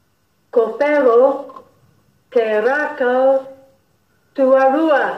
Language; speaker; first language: Māori; non-native, learner; English